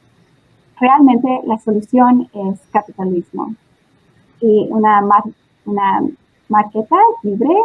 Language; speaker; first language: Spanish; early bilingual, heritage; Spanish